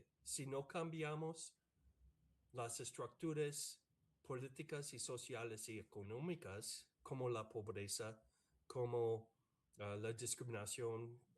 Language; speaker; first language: Spanish; non-native, fluent; English